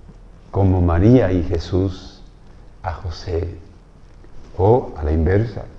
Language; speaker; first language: Spanish; native; Spanish